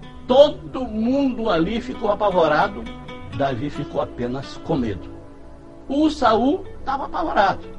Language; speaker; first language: Portuguese; native; Portuguese